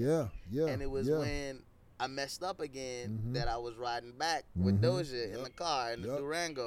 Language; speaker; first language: English; non-native, local second language; Yoruba